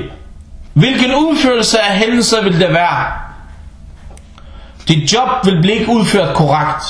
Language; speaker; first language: Danish; non-native, fluent; Arabic